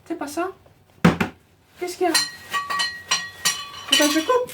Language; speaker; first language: French; native; French